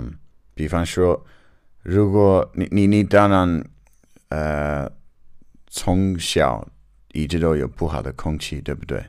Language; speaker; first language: Chinese; non-native, learner; English